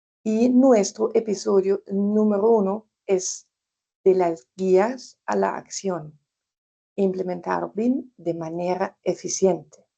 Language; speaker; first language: Spanish; non-native, fluent; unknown